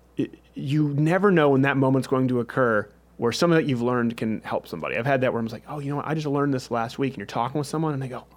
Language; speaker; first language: English; native; English